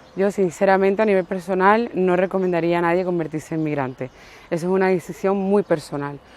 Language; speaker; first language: Spanish; native; Spanish